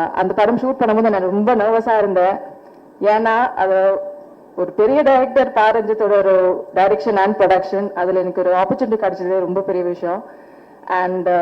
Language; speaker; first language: Tamil; non-native, fluent; Malayalam